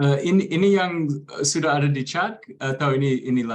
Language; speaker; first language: Indonesian; non-native, fluent; English